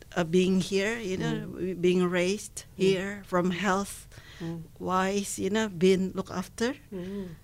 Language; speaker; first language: English; non-native, learner; Indonesian